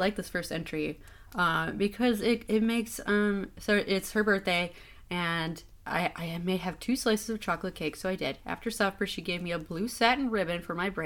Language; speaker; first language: English; native; English